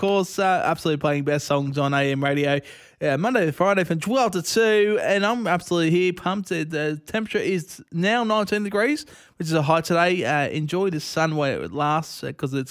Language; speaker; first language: English; native; English